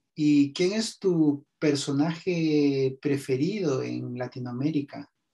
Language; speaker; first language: Spanish; native; Spanish